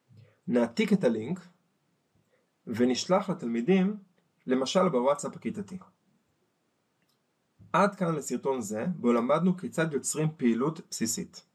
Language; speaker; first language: Hebrew; native; Hebrew